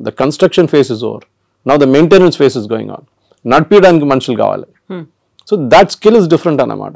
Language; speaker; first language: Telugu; non-native, local second language; Malayalam